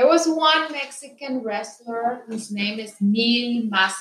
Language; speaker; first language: English; non-native, fluent; Spanish